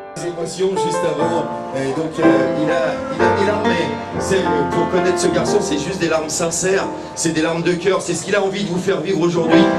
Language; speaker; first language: French; native; French